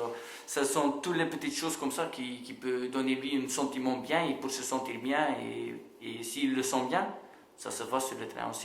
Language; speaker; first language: French; non-native, local second language; Dutch